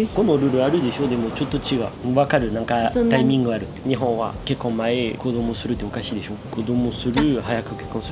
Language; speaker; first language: Japanese; non-native, learner; French